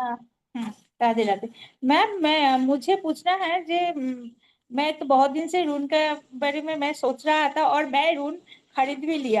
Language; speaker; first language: Hindi; non-native, local second language; Bangla